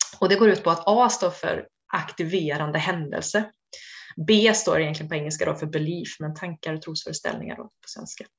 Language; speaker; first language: Swedish; native; Swedish